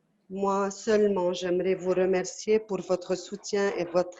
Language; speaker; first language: French; non-native, local second language; Arabic